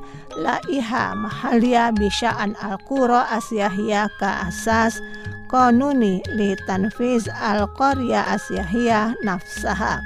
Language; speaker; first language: Arabic; non-native, fluent; Indonesian